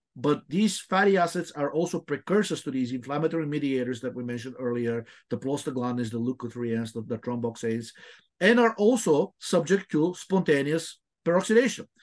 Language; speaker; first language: English; non-native, fluent; Bulgarian